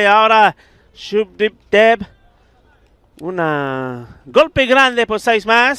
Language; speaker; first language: Spanish; non-native, learner; Punjabi